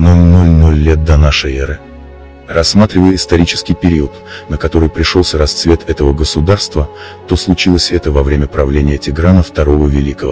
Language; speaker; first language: Russian; native; Russian